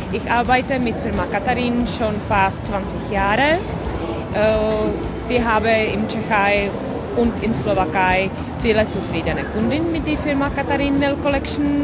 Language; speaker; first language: German; non-native, learner; Czech